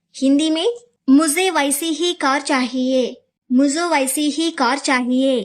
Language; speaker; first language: Hindi; non-native, local second language; Telugu